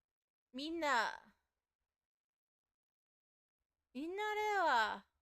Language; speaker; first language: Japanese; non-native, learner; English